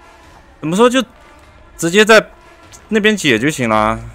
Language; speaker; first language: Chinese; native; Chinese